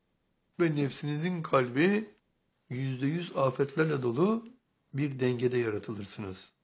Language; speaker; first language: Turkish; native; Turkish